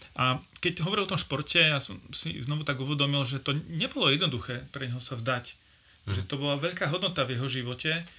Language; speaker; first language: Slovak; native; Slovak